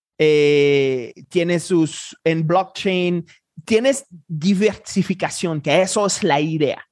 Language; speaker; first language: Spanish; non-native, fluent; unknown